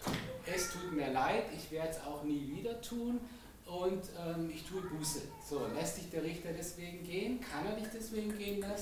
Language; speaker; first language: German; native; German